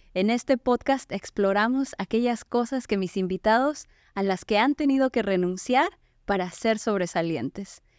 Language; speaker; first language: Spanish; native; Spanish